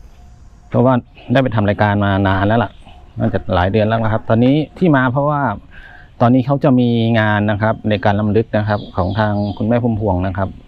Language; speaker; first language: Thai; native; Thai